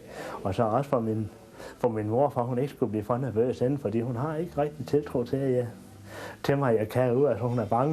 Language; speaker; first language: Danish; native; Danish